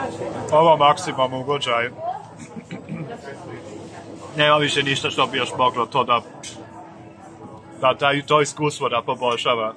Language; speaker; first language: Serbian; non-native, fluent; German